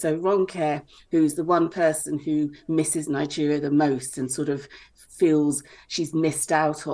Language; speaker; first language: English; native; English